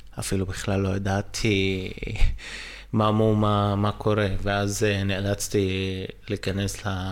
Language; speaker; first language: Hebrew; non-native, local second language; Arabic